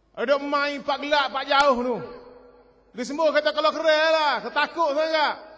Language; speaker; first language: Malay; native; Malay